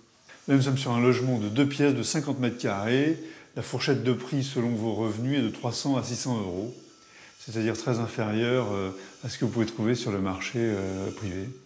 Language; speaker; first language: French; native; French